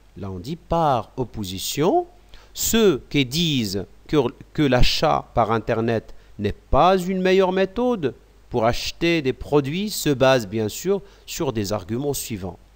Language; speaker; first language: French; non-native, local second language; Arabic